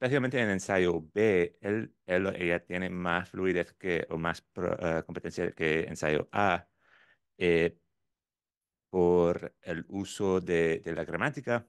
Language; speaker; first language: Spanish; non-native, fluent; English